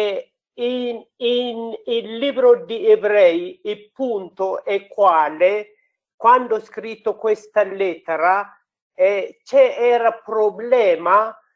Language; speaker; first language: Italian; non-native, learner; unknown